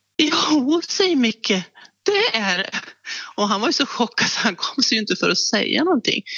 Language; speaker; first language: Swedish; native; Swedish